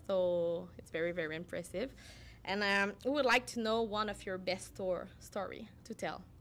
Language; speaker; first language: English; non-native, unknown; French